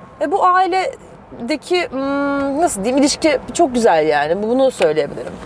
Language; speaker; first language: Turkish; early bilingual, other home language; Russian